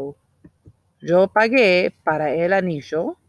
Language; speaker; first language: Spanish; non-native, fluent; English